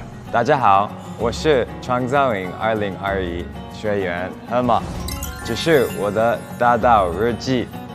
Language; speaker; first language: Chinese; non-native, learner; English